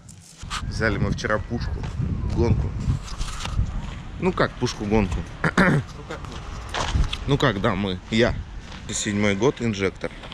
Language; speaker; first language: Russian; native; Russian